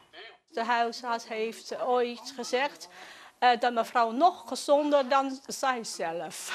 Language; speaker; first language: Dutch; non-native, fluent; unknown